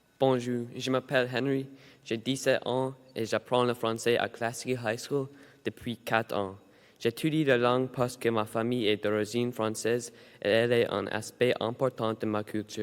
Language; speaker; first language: French; non-native, learner; English